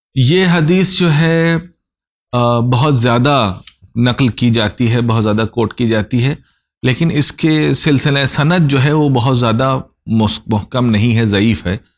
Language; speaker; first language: Urdu; native; Urdu